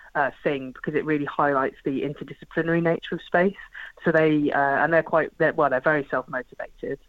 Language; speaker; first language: English; native; English